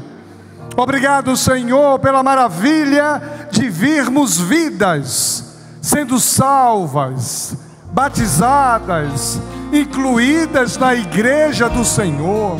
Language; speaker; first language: Portuguese; native; Portuguese